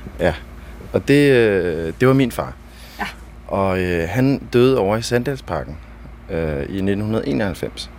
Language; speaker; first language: Danish; native; Danish